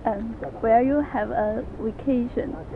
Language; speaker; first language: English; non-native, learner; Chinese